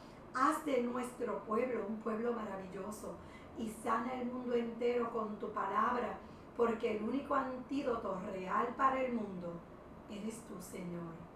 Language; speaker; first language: Spanish; native; Spanish